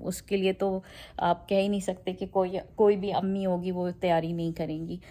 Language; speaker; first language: Urdu; native; Urdu